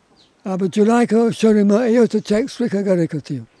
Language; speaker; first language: Nepali; non-native, learner; English